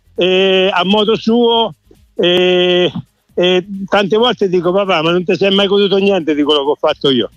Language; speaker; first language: Italian; native; Italian